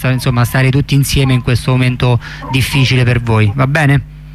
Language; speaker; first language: Italian; native; Italian